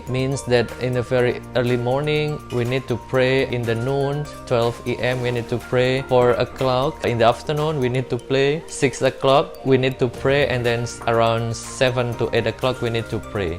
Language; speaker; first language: English; non-native, learner; Indonesian